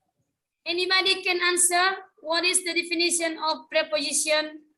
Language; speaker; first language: English; non-native, learner; Indonesian